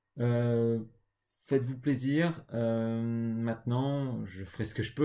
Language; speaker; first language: French; native; French